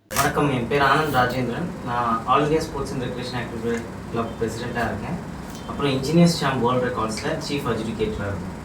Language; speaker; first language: Tamil; native; Tamil